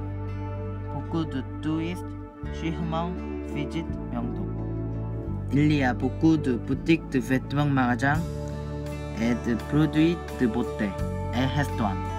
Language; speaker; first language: French; non-native, learner; Korean